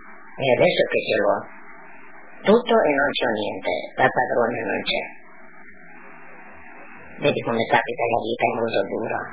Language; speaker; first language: Italian; non-native, local second language; Friulian